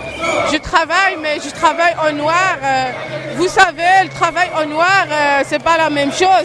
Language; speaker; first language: French; non-native, learner; Arabic